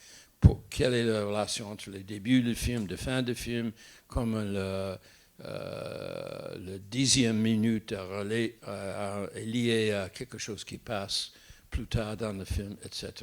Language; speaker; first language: French; non-native, fluent; English